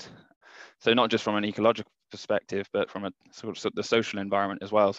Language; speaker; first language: English; native; English